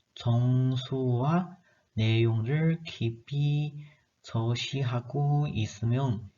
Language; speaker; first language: Korean; non-native, learner; Chinese